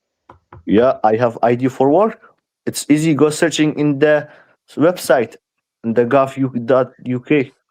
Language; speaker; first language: English; non-native, learner; Persian